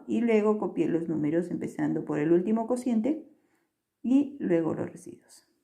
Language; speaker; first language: Spanish; native; Spanish